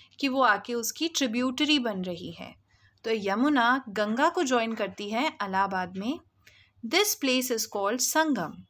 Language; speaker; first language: Hindi; native; Hindi